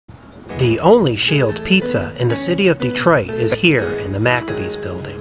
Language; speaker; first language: English; native; English